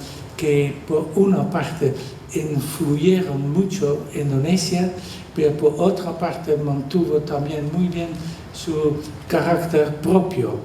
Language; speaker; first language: Spanish; non-native, fluent; Dutch